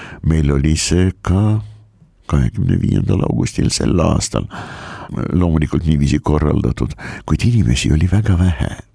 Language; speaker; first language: Estonian; non-native, local second language; Russian